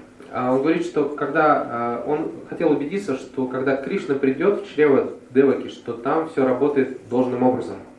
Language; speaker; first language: Russian; native; Russian